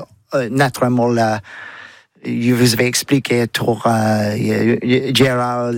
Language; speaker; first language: French; non-native, learner; English